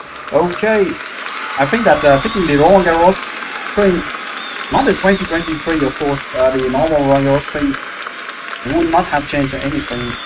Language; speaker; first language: English; non-native, fluent; French